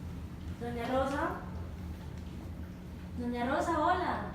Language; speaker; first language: Spanish; native; Spanish